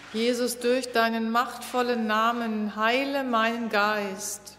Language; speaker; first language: German; native; German